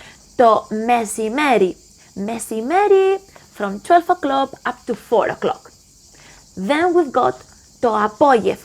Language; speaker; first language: Greek; non-native, learner; English